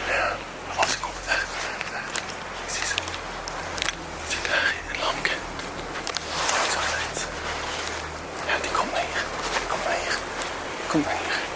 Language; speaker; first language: Dutch; native; Dutch